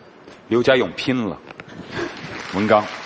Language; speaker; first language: Chinese; native; Chinese